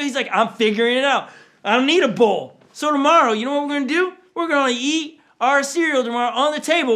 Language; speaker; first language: English; native; English